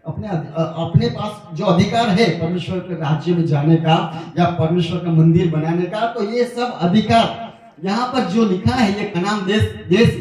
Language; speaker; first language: Hindi; non-native, local second language; Gujarati